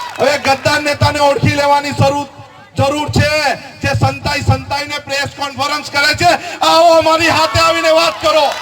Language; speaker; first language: Gujarati; non-native, local second language; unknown